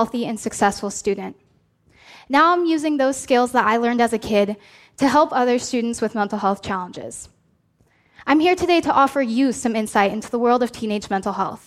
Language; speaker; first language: English; native; English